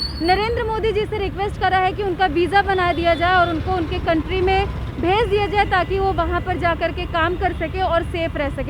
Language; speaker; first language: Hindi; native; Hindi